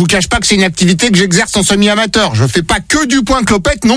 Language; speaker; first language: French; native; French